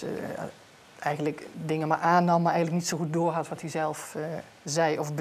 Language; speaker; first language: Dutch; native; Dutch